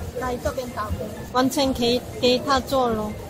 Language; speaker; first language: Chinese; non-native, learner; Korean